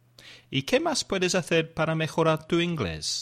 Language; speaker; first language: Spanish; non-native, fluent; English